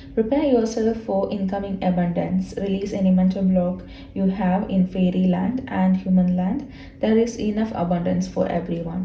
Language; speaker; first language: English; non-native, local second language; Malayalam